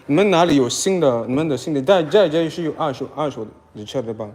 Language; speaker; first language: Chinese; non-native, fluent; English